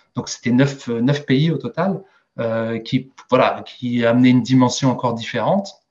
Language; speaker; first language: French; native; French